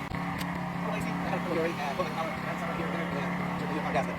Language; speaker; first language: English; native; English